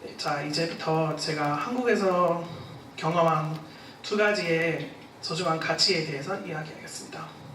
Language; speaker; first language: Korean; non-native, fluent; English